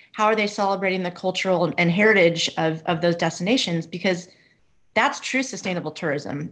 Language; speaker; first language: English; native; English